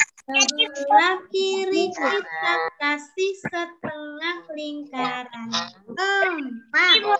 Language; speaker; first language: Indonesian; native; Indonesian